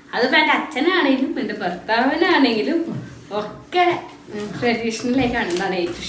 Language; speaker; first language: Malayalam; native; Malayalam